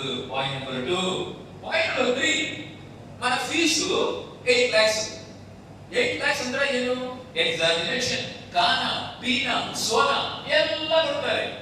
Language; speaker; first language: Kannada; non-native, local second language; Telugu